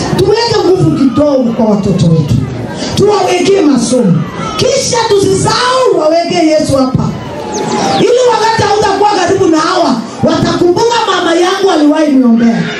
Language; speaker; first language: Swahili; non-native, local second language; Kalenjin